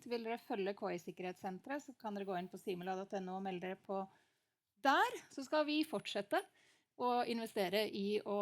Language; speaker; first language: Norwegian; native; Norwegian